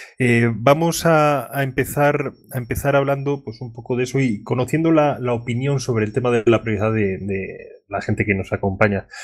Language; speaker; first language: Spanish; native; Spanish